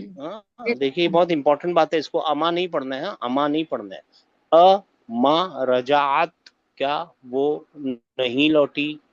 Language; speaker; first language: Hindi; native; Hindi